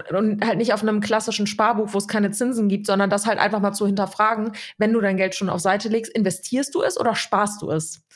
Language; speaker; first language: German; early bilingual, other home language; Serbian